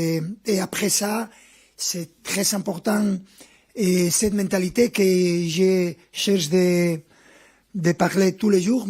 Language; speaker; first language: French; non-native, fluent; Spanish